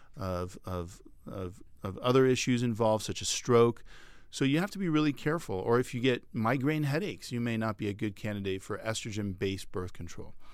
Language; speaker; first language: English; early bilingual, other home language; French